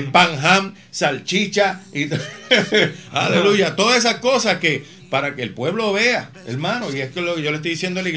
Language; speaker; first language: Spanish; native; Spanish